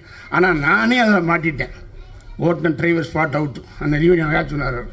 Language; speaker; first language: Tamil; native; Tamil